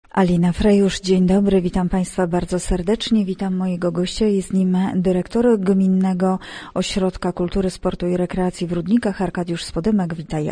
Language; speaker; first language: Polish; native; Polish